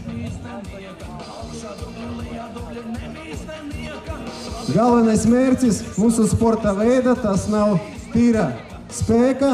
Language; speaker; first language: Latvian; non-native, local second language; Russian